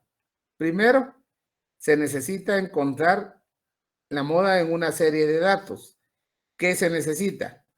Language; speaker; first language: Spanish; native; Spanish